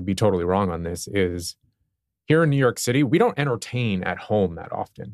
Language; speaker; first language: English; native; English